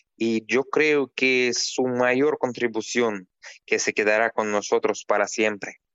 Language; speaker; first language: Spanish; non-native, fluent; Russian